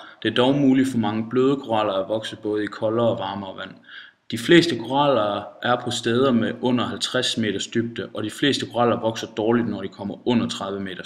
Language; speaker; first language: Danish; native; Danish